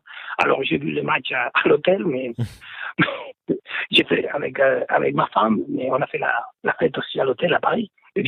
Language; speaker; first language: French; non-native, fluent; Spanish